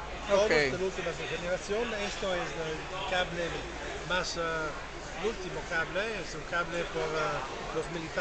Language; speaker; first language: Spanish; non-native, fluent; Italian